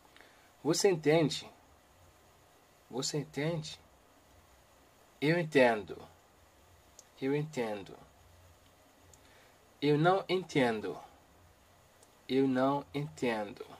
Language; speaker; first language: Portuguese; non-native, learner; Haitian Creole